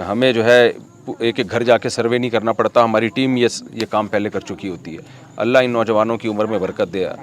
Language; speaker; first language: Urdu; native; Urdu